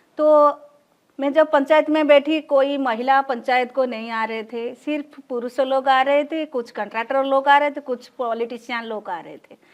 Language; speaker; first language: Hindi; non-native, local second language; Odia